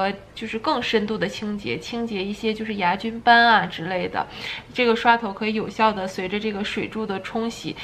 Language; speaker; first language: Chinese; native; Chinese